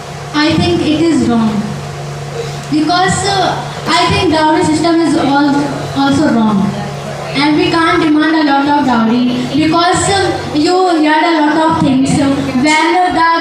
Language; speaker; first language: English; non-native, learner; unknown